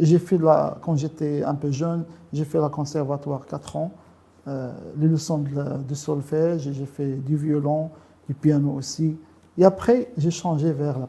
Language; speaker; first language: French; non-native, local second language; Arabic